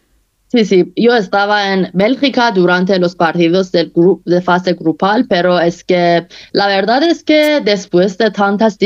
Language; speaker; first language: Spanish; non-native, fluent; Persian